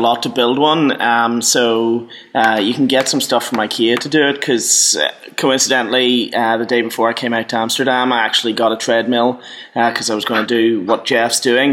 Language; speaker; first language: English; native; English